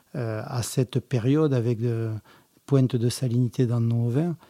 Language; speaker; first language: French; native; French